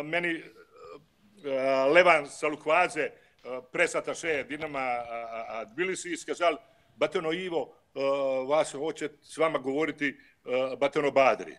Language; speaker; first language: Russian; non-native, learner; Croatian